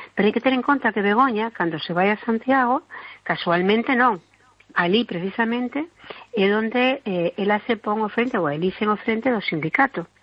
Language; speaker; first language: Galician; non-native, local second language; Spanish